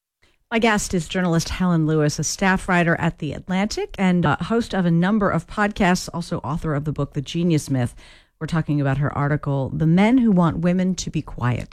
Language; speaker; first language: English; native; English